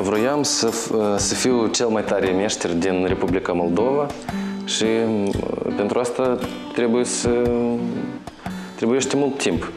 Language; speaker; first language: Romanian; non-native, local second language; Russian